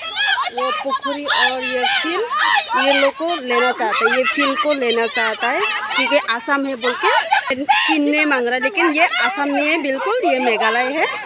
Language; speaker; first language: Hindi; non-native, local second language; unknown